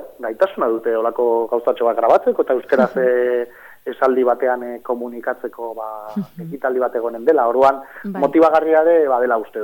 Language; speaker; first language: Basque; native; Basque